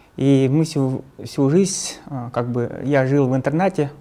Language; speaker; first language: Russian; non-native, local second language; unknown